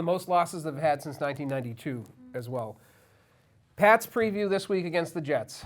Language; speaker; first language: English; native; English